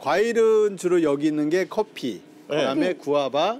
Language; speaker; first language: Korean; native; Korean